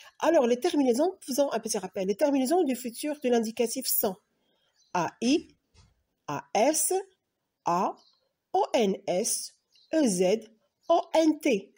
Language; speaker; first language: French; non-native, local second language; Arabic